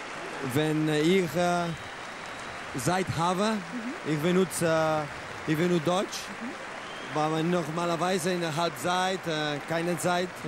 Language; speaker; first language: German; non-native, learner; Spanish